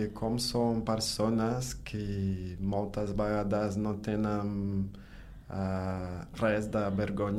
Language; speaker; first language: Catalan; non-native, learner; Portuguese